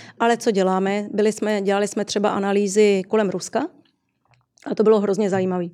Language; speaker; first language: Czech; native; Czech